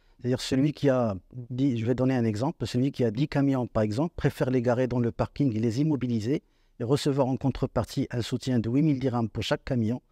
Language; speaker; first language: French; non-native, local second language; Arabic